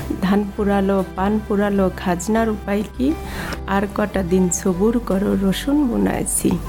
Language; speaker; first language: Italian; non-native, learner; Bangla